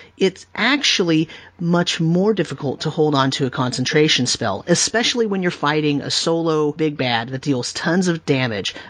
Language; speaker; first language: English; native; English